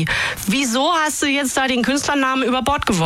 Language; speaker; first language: German; native; German